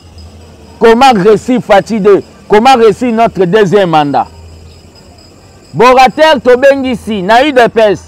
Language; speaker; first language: French; non-native, local second language; Lingala